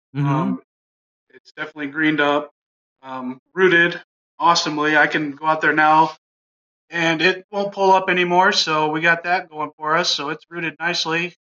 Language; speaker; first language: English; native; English